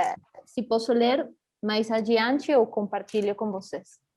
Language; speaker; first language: Portuguese; early bilingual, heritage; Portuguese